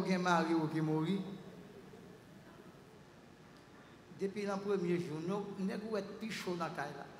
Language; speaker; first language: French; non-native, local second language; Haitian Creole